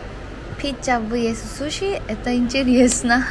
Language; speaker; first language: Russian; non-native, learner; Korean